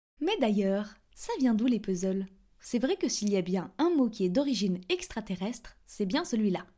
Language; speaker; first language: French; native; French